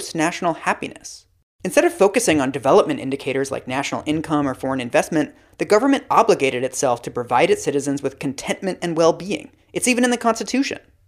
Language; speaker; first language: English; native; English